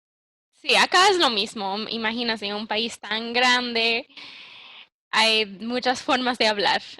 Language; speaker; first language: Spanish; early bilingual, heritage; English